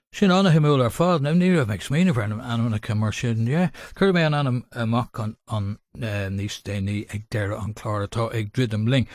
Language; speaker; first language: Irish; non-native, local second language; English